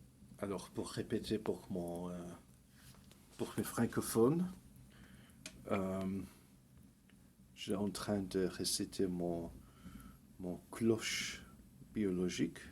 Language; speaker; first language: French; early bilingual, heritage; English